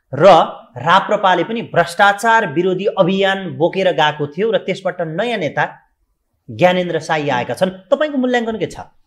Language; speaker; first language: Nepali; native; Nepali